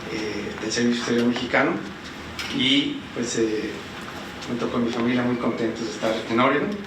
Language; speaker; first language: Spanish; native; Spanish